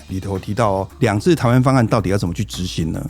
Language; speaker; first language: Chinese; native; Chinese